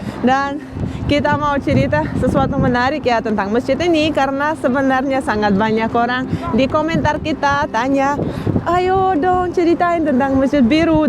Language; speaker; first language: Indonesian; non-native, fluent; Russian